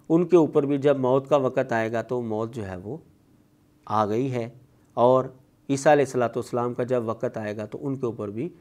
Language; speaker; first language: Urdu; non-native, local second language; Punjabi